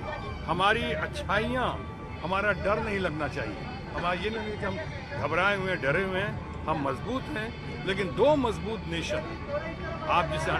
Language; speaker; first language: Hindi; native; Hindi